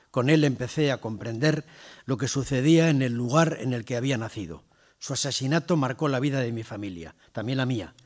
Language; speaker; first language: Spanish; native; Spanish